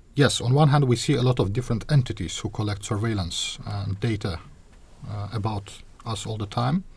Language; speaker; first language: English; non-native, fluent; Azerbaijani